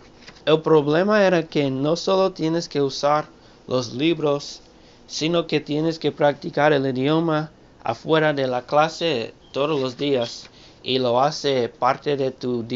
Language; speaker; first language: Spanish; non-native, learner; English